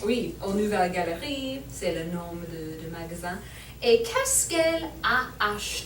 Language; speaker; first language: French; non-native, learner; English